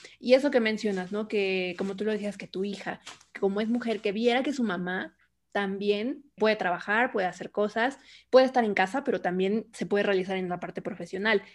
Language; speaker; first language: Spanish; native; Spanish